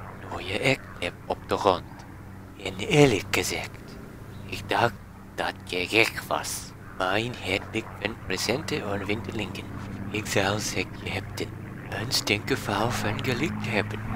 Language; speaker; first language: Dutch; non-native, learner; English